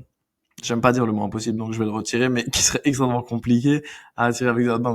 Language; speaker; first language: French; native; French